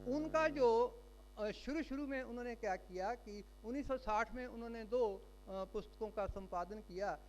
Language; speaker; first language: Hindi; non-native, local second language; Punjabi